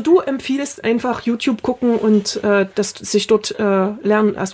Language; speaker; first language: German; native; German